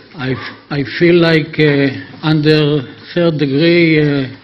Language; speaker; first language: English; non-native, fluent; Hebrew